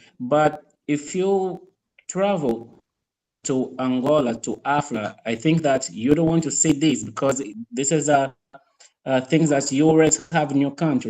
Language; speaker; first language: English; non-native, fluent; Portuguese